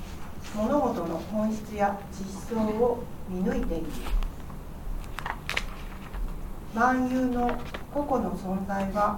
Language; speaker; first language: Japanese; native; Japanese